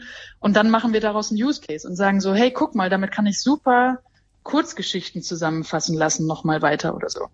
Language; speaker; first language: German; native; German